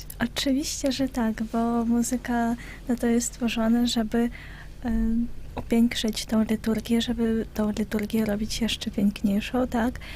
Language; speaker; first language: Polish; non-native, fluent; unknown